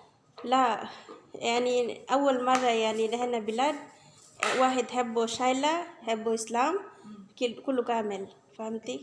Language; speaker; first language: Arabic; non-native, learner; Bangla